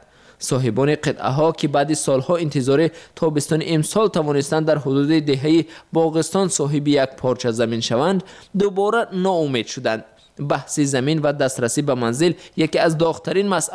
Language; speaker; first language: Persian; native; Persian